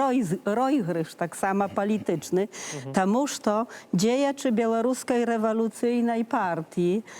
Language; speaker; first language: Polish; non-native, learner; Belarusian